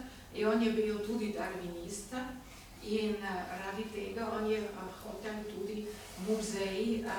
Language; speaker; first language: Slovenian; non-native, learner; German